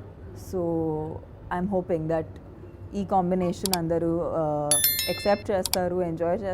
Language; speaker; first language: Telugu; non-native, fluent; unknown